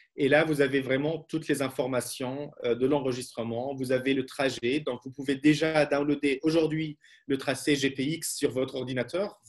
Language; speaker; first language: French; non-native, local second language; Arabic